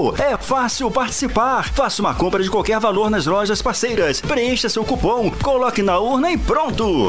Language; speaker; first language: Portuguese; native; Portuguese